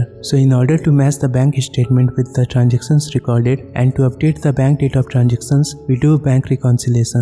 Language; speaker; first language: English; non-native, local second language; Hindi